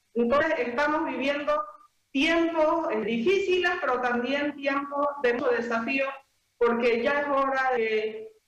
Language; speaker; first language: Spanish; native; Spanish